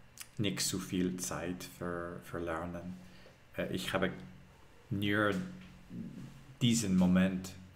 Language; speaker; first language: German; non-native, learner; English